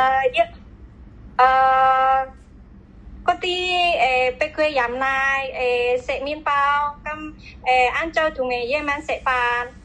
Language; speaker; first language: Cantonese; non-native, learner; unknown